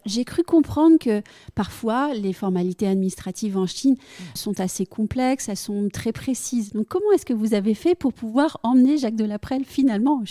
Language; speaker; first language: French; native; French